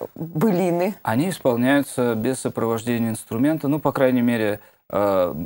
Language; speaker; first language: Russian; native; Russian